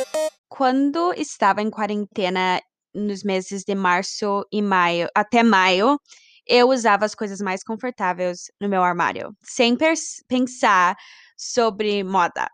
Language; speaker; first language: Portuguese; early bilingual, heritage; Portuguese